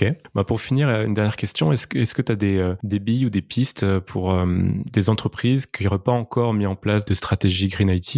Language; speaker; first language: French; native; French